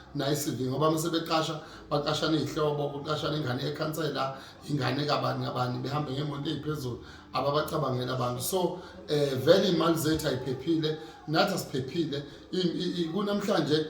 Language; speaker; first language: Zulu; native; Zulu